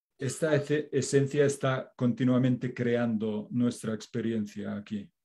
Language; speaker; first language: Spanish; non-native, local second language; Catalan